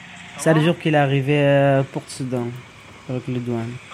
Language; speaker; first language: French; non-native, learner; Arabic